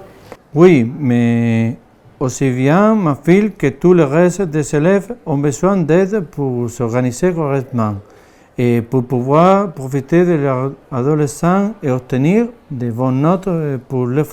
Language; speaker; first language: French; non-native, fluent; Spanish